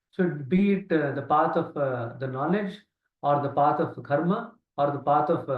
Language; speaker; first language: English; non-native, local second language; Kannada